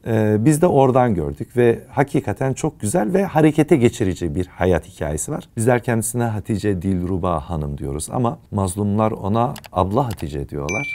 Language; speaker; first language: Turkish; native; Turkish